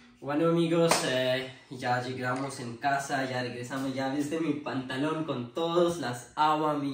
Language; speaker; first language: Spanish; non-native, learner; Urdu